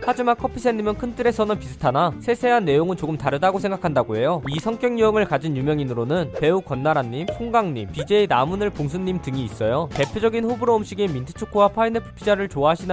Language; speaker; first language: Korean; native; Korean